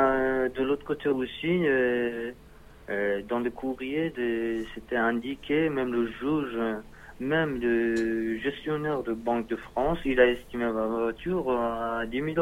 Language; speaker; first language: French; non-native, learner; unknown